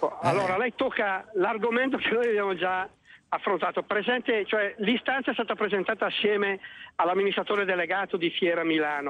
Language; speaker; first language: Italian; native; Italian